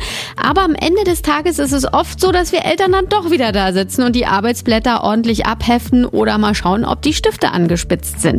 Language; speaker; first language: German; native; German